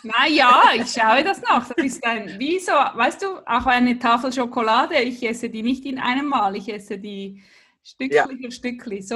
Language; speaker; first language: German; native; German